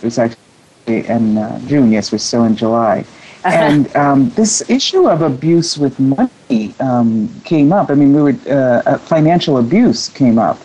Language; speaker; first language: English; native; English